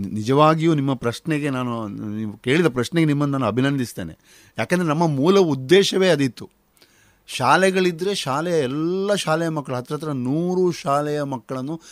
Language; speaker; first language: Kannada; non-native, local second language; Konkani